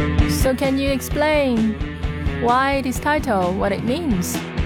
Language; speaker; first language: English; non-native, fluent; Chinese